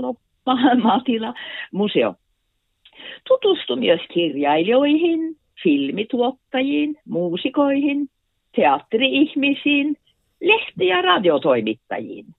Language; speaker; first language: Finnish; non-native, fluent; Norwegian